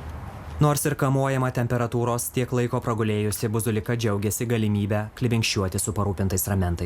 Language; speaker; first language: Lithuanian; native; Lithuanian